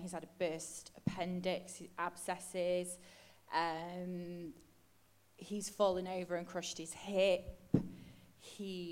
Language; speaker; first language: English; native; English